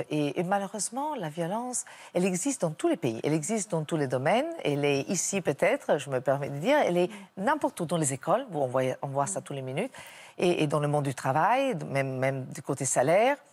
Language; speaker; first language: French; non-native, fluent; Italian